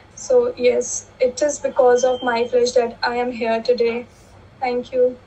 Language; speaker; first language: English; non-native, local second language; Hindi